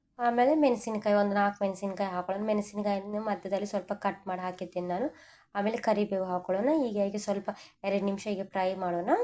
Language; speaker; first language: Kannada; non-native, local second language; Telugu